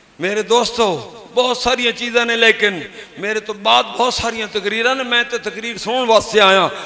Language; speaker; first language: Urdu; non-native, local second language; Punjabi